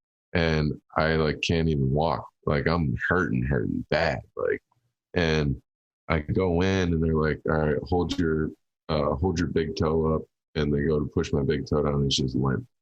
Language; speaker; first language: English; native; English